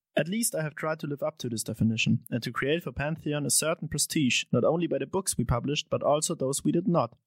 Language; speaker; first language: English; non-native, fluent; German